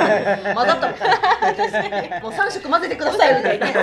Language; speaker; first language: Japanese; native; Japanese